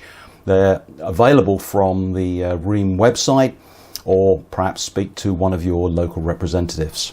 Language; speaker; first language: English; native; English